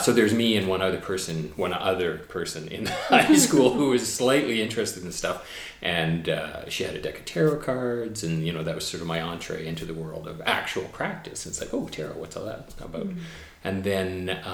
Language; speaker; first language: English; native; English